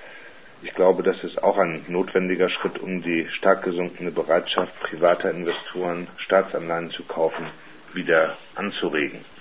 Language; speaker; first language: German; native; German